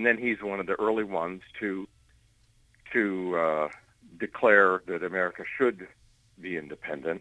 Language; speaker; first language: English; native; English